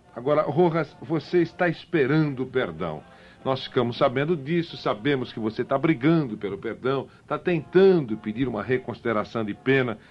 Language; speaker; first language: Portuguese; native; Portuguese